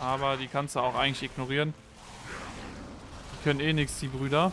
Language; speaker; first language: German; native; German